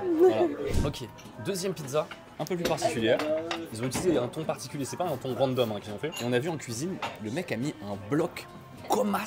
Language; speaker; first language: French; native; French